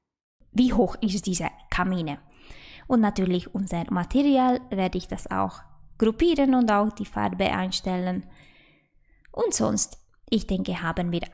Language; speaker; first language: German; non-native, fluent; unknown